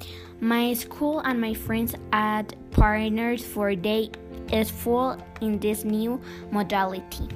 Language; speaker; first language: English; non-native, learner; Spanish